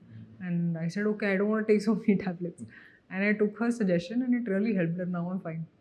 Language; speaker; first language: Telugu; non-native, local second language; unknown